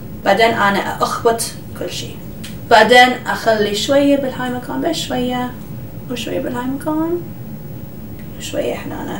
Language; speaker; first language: Arabic; early bilingual, heritage; English